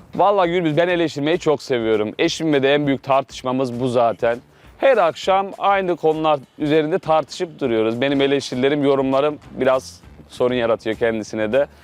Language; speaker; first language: Turkish; native; Turkish